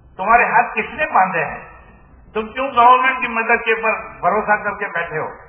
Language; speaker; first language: Urdu; non-native, local second language; Gujarati